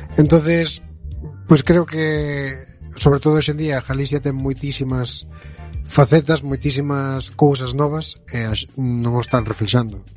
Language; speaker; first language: Galician; native; Galician